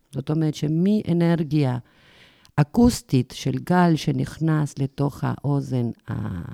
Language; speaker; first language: Hebrew; non-native, fluent; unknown